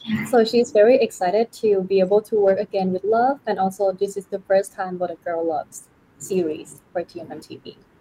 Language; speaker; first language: English; non-native, fluent; Thai